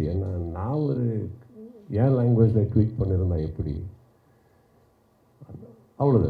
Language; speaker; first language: Tamil; non-native, local second language; Kannada